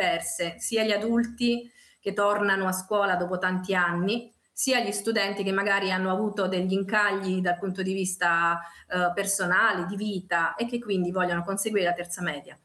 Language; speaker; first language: Italian; native; Italian